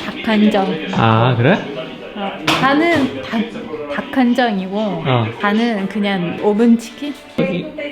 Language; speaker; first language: Korean; non-native, fluent; Italian